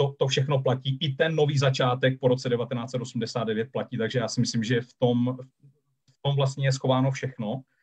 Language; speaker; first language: Czech; native; Czech